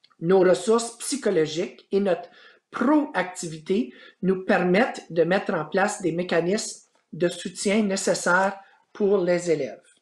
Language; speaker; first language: French; native; French